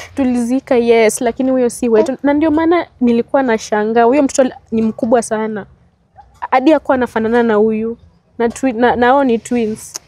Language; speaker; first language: Swahili; native; Swahili